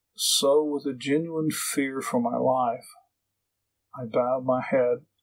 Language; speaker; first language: English; native; English